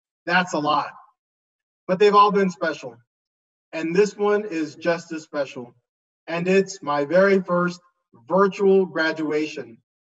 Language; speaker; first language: English; native; English